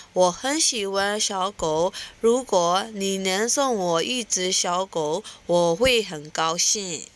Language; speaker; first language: Chinese; non-native, fluent; Burmese